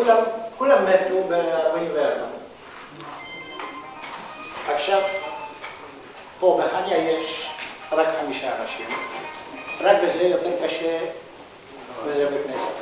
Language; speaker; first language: Hebrew; non-native, learner; Greek